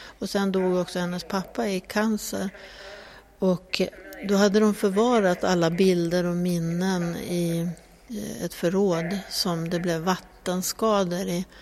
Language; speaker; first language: Swedish; native; Swedish